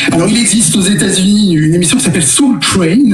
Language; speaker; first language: French; native; French